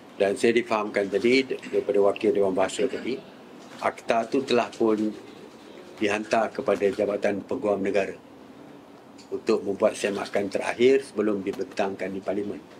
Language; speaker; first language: Malay; native; Malay